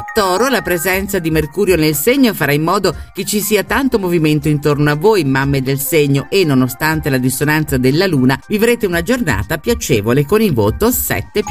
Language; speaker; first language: Italian; native; Italian